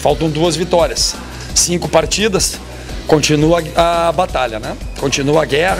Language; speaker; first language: Portuguese; native; Portuguese